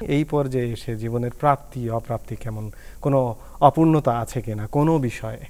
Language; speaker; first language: Bangla; native; Bangla